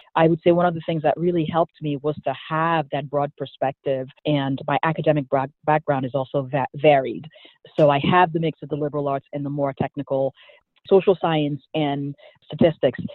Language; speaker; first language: English; early bilingual, other home language; Haitian Creole